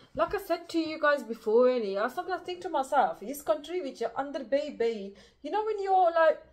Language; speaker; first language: English; early bilingual, other home language; Punjabi